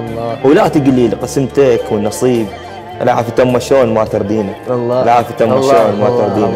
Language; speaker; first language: Arabic; native; Arabic